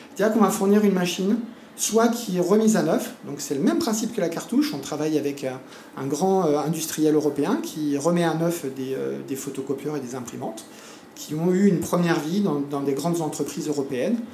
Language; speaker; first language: French; native; French